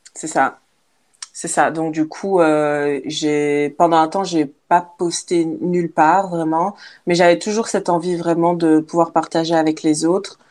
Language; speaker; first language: French; native; French